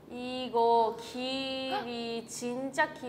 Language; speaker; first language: Korean; non-native, learner; Japanese